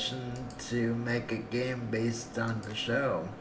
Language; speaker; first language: English; native; English